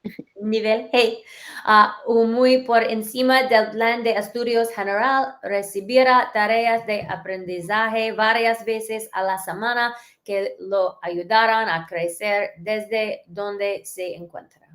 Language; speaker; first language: Spanish; early bilingual, heritage; English